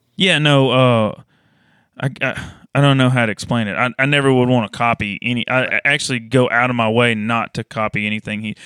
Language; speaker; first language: English; native; English